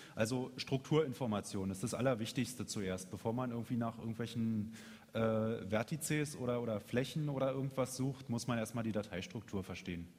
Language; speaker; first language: German; native; German